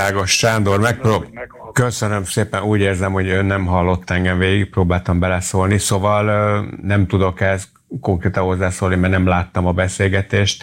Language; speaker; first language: Hungarian; native; Hungarian